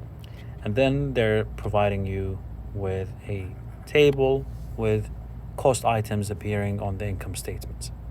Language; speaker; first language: English; non-native, fluent; Arabic